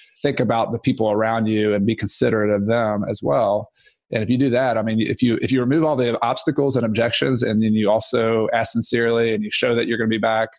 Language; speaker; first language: English; native; English